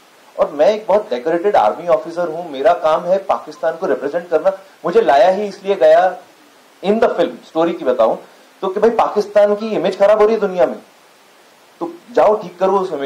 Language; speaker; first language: Hindi; native; Hindi